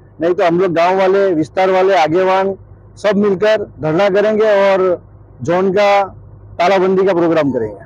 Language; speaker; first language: Hindi; non-native, local second language; Gujarati